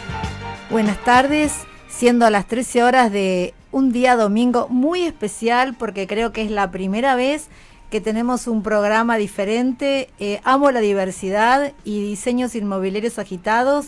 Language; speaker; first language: Spanish; native; Spanish